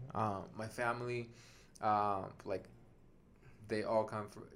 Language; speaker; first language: English; non-native, fluent; Spanish